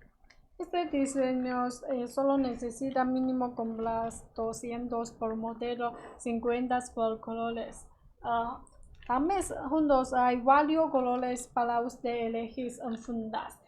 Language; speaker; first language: Spanish; non-native, learner; Chinese